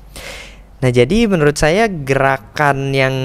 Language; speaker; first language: Indonesian; native; Indonesian